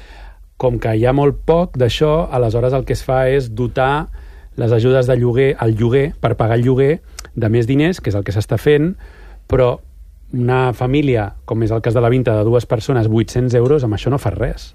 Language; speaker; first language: Catalan; native; Catalan